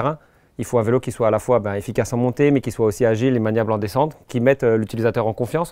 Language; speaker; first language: French; native; French